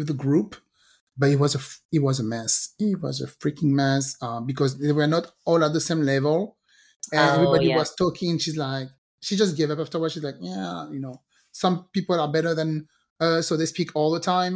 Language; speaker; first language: English; non-native, fluent; French